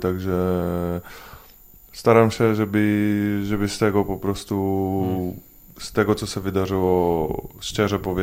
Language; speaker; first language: Polish; non-native, fluent; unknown